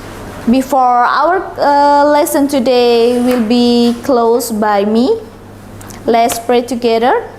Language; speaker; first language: English; non-native, learner; Indonesian